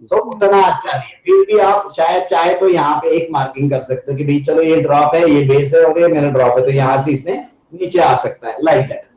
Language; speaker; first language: Hindi; non-native, local second language; Marathi